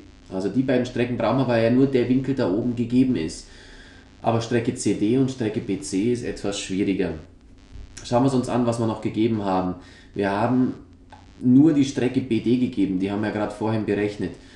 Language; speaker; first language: German; native; German